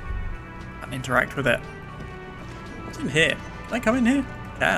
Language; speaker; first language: English; native; English